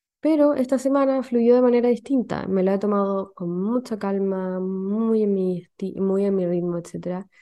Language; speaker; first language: Spanish; native; Spanish